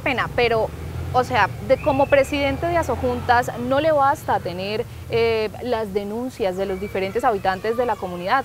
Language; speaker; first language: Spanish; native; Spanish